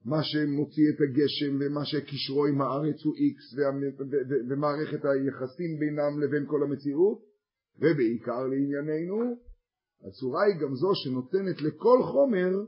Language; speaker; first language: Hebrew; native; Hebrew